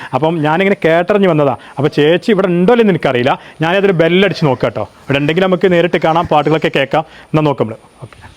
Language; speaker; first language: Malayalam; native; Malayalam